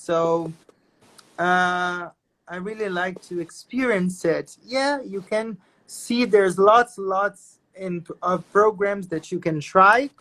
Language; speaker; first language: English; non-native, fluent; Portuguese